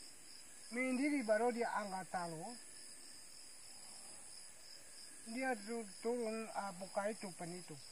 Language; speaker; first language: Indonesian; non-native, local second language; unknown